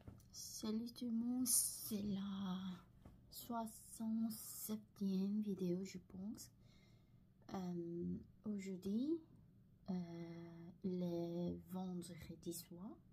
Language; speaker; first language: French; non-native, learner; Korean